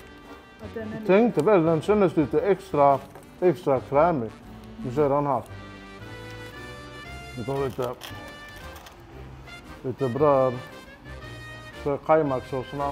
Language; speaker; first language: Swedish; native; Swedish